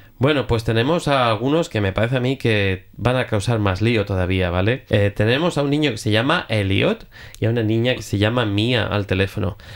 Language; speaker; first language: Spanish; native; Spanish